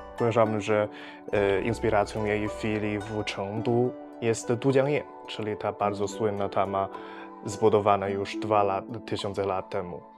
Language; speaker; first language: Polish; non-native, fluent; Chinese